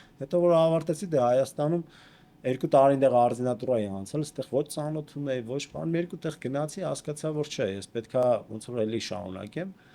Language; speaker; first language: Armenian; native; Armenian